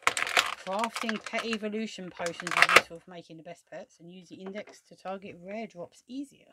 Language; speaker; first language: English; native; English